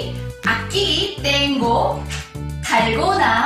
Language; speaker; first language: Spanish; non-native, fluent; Korean